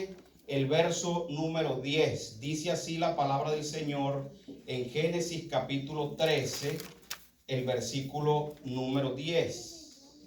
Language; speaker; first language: Spanish; native; Spanish